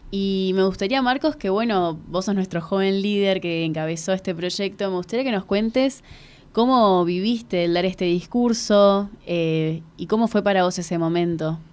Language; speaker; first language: Spanish; native; Spanish